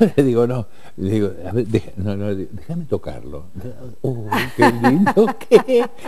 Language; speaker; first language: Spanish; native; Spanish